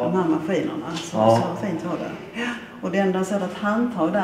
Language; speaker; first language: Swedish; native; Swedish